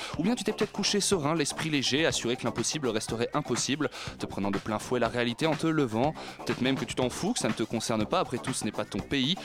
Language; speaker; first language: French; native; French